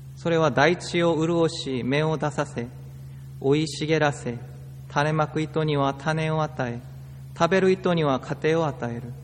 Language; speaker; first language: Japanese; non-native, fluent; Korean